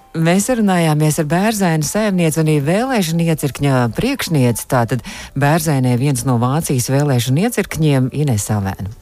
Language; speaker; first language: Latvian; native; Latvian